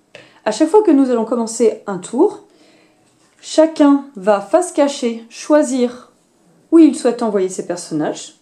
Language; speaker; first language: French; native; French